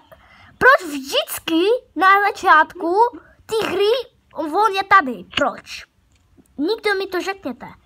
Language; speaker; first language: Czech; early bilingual, other home language; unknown